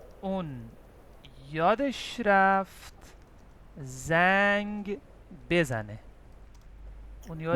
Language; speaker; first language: Persian; non-native, fluent; Urdu